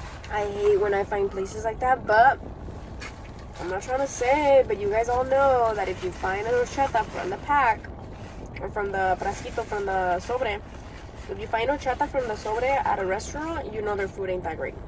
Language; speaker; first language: English; early bilingual, other home language; Spanish